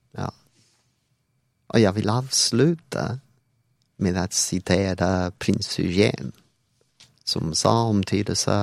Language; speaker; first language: Swedish; non-native, fluent; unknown